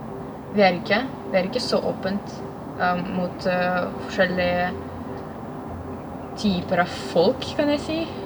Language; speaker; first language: Norwegian; non-native, learner; Serbian